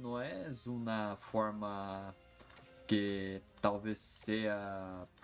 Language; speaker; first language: Spanish; non-native, learner; Portuguese